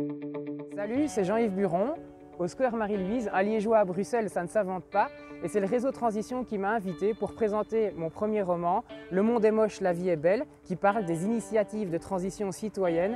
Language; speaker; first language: French; native; French